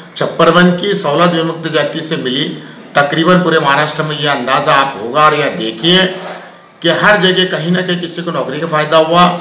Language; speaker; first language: Hindi; native; Hindi